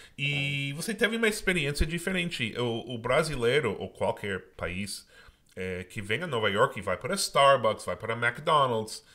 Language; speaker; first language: Portuguese; non-native, fluent; English